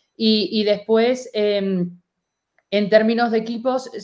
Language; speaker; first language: Spanish; native; Spanish